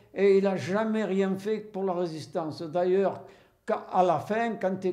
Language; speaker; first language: French; native; French